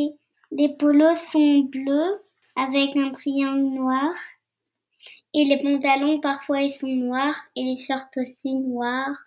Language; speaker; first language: French; early bilingual, heritage; French